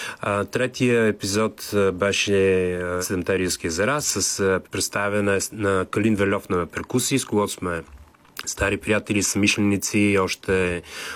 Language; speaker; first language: Bulgarian; native; Bulgarian